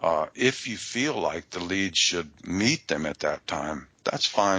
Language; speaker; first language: English; native; English